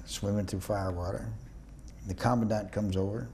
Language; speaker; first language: English; native; English